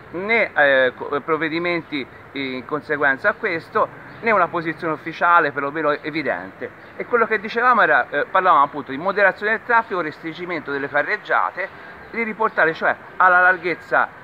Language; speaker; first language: Italian; native; Italian